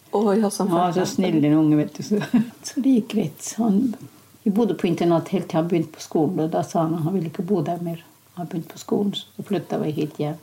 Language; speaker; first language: Norwegian; native; Norwegian